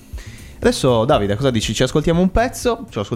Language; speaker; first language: Italian; native; Italian